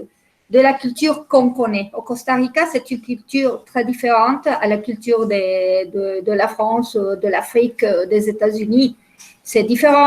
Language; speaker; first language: French; non-native, fluent; Spanish